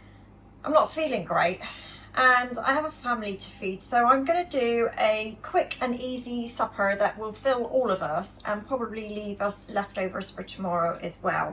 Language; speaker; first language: English; native; English